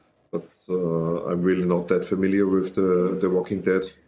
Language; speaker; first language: English; non-native, fluent; German